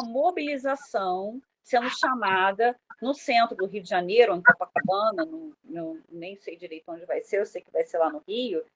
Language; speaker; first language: Portuguese; native; Portuguese